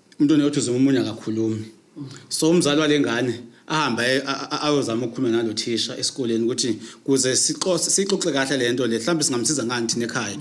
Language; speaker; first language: Zulu; native; Zulu